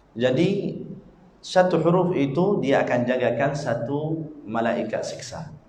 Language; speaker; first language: Malay; non-native, fluent; Arabic